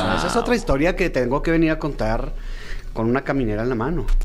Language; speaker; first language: Spanish; native; Spanish